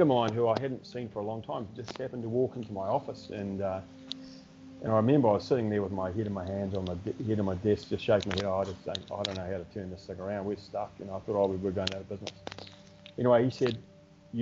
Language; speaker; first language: English; native; English